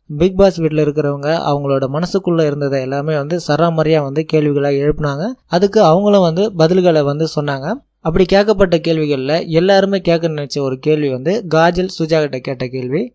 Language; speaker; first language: Tamil; native; Tamil